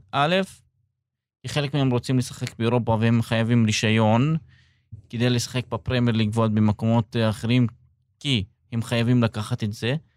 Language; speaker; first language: Hebrew; non-native, local second language; Arabic